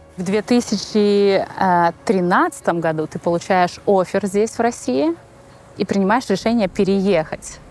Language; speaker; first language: Russian; native; Russian